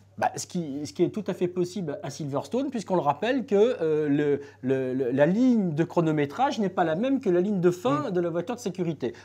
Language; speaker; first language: French; native; French